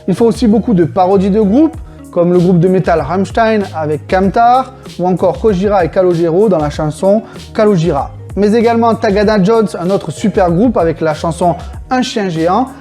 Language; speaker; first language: French; native; French